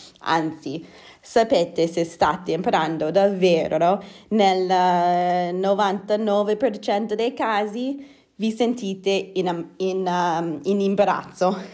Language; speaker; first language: Italian; non-native, fluent; English